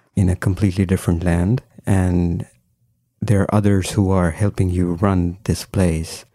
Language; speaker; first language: English; non-native, local second language; Hindi